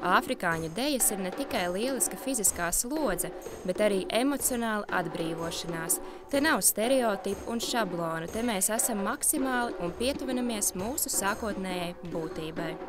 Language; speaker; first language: Latvian; native; Latvian